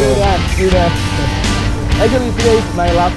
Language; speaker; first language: English; non-native, learner; Korean